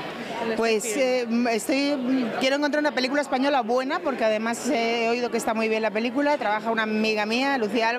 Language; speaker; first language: Spanish; native; Spanish